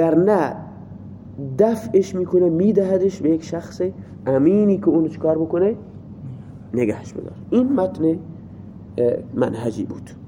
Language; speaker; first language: Persian; non-native, local second language; Baluchi